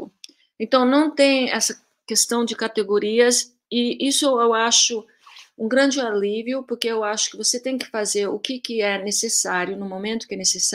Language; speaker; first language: Portuguese; early bilingual, heritage; Portuguese